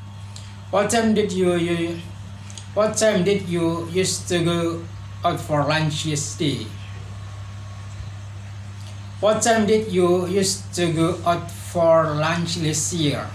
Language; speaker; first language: English; non-native, learner; Indonesian